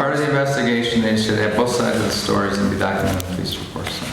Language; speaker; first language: English; native; English